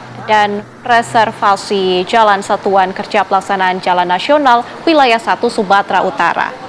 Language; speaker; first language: Indonesian; native; Indonesian